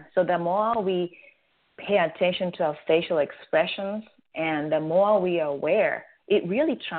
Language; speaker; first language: English; non-native, fluent; Japanese